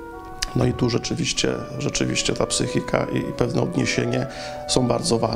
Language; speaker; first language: Polish; native; Polish